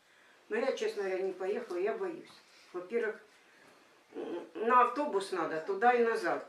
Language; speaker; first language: Russian; native; Russian